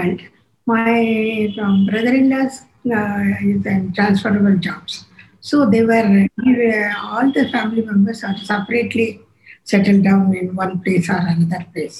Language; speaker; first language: English; non-native, local second language; Tamil